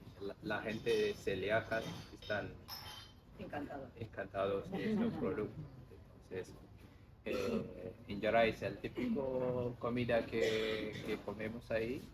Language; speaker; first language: Spanish; non-native, fluent; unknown